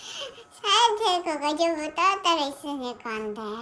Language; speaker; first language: Korean; non-native, fluent; Japanese